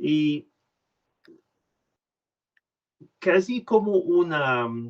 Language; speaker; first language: Spanish; non-native, learner; French